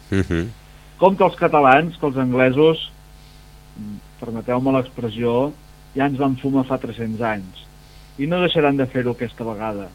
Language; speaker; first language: Catalan; native; Catalan